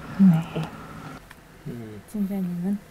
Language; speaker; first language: Korean; non-native, learner; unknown